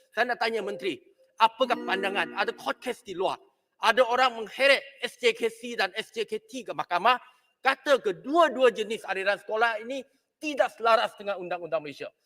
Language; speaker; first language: Malay; non-native, local second language; Chinese